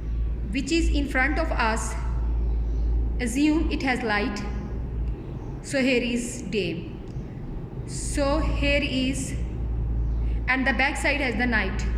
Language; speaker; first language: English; non-native, local second language; Urdu